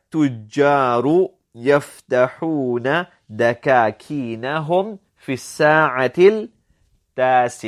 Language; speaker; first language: Arabic; non-native, fluent; English